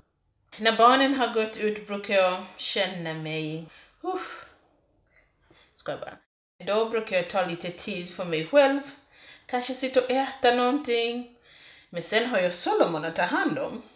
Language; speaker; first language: Swedish; non-native, fluent; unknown